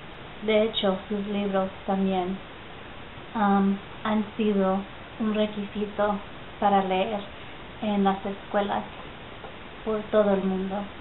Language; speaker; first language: Spanish; early bilingual, heritage; Spanish